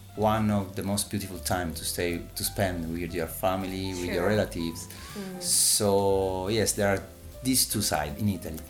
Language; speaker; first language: English; non-native, learner; Italian